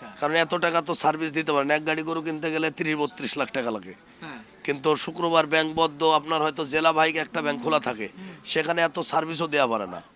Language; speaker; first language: Bangla; native; Bangla